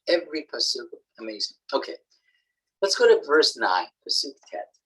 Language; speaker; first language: English; native; English